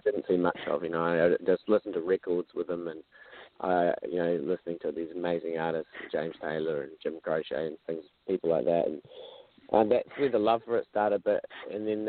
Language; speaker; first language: English; native; English